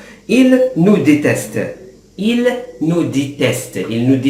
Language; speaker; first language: French; non-native, fluent; Arabic